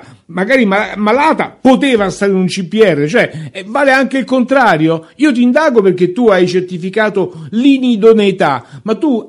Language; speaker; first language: Italian; native; Italian